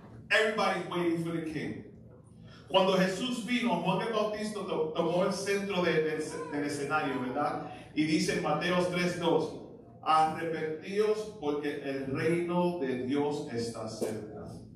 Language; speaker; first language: Spanish; early bilingual, heritage; Spanish